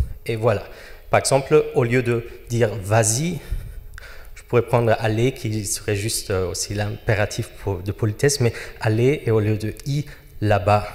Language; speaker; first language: French; non-native, fluent; German